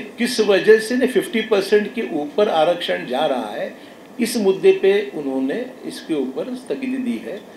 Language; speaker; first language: Hindi; non-native, local second language; Marathi